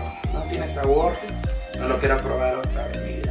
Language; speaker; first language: Spanish; native; Spanish